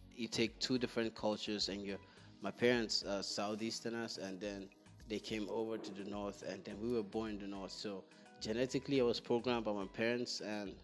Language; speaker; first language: English; non-native, local second language; Igbo